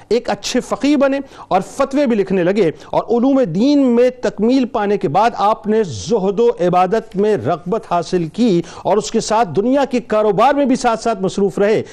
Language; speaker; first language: Urdu; native; Urdu